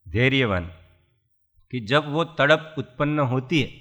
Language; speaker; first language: Hindi; non-native, local second language; Gujarati